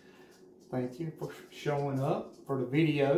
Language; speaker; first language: English; native; English